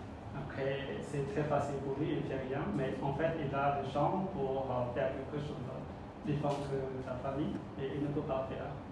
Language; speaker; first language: French; non-native, learner; Khmer